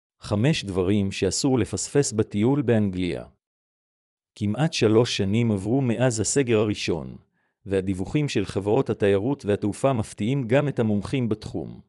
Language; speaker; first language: Hebrew; native; Hebrew